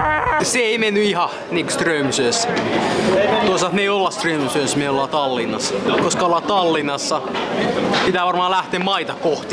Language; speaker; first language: Finnish; native; Finnish